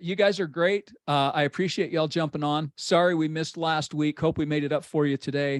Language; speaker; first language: English; native; English